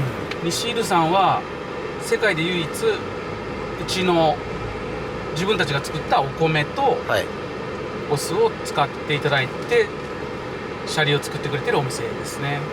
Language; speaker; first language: Japanese; native; Japanese